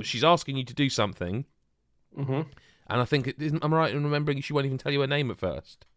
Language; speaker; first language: English; native; English